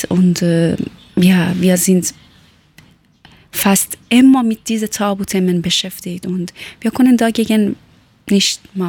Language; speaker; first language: German; non-native, learner; Persian